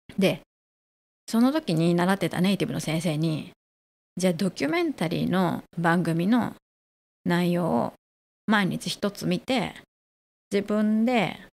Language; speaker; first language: Japanese; native; Japanese